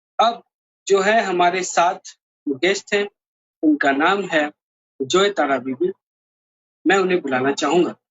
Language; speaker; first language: Urdu; native; Urdu